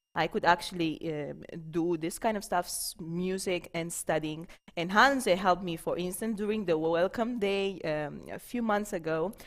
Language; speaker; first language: English; non-native, fluent; Romanian